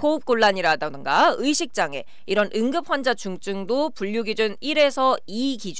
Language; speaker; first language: Korean; native; Korean